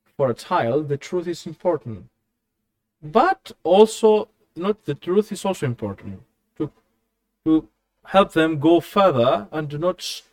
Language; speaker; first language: English; non-native, fluent; Greek